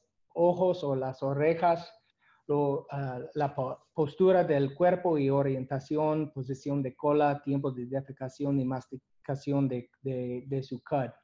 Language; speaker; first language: Spanish; non-native, learner; English